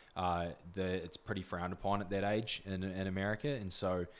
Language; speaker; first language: English; native; English